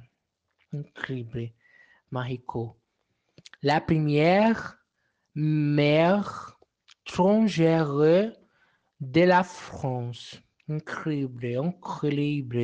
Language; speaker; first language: French; non-native, learner; Portuguese